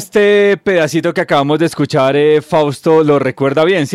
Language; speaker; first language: Spanish; native; Spanish